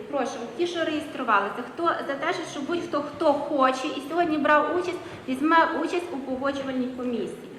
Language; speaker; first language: Ukrainian; native; Ukrainian